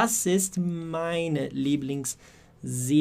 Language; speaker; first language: German; non-native, fluent; Portuguese